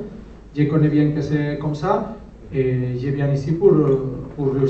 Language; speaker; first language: French; non-native, learner; Spanish